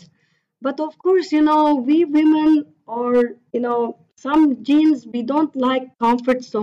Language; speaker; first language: English; non-native, fluent; Turkish